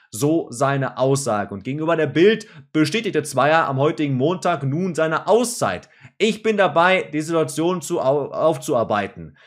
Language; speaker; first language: German; native; German